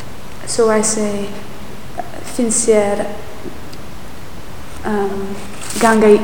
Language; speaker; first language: Icelandic; non-native, learner; English